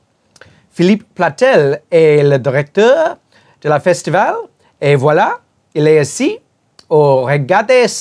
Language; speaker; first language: French; non-native, learner; English